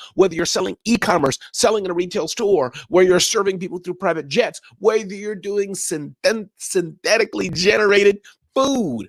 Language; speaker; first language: English; native; English